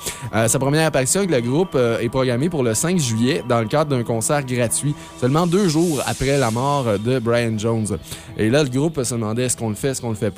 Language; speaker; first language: French; native; French